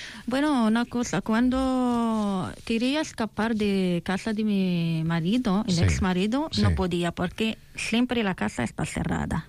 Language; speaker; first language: Spanish; non-native, learner; Arabic